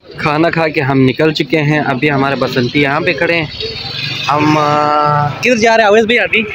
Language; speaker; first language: Urdu; non-native, local second language; Balti